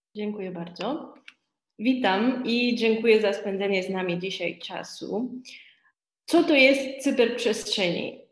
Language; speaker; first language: Polish; non-native, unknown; Romanian